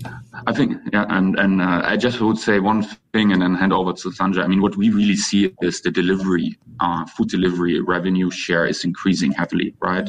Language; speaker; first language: English; non-native, fluent; German